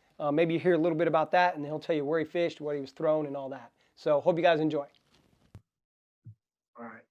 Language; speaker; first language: English; native; English